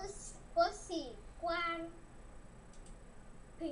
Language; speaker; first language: Chinese; non-native, learner; Vietnamese